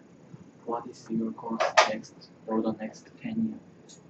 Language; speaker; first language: English; non-native, learner; Korean